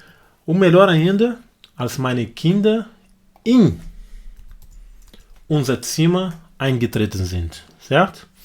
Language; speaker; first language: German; non-native, fluent; Portuguese